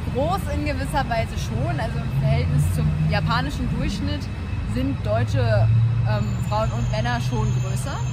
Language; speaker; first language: German; native; German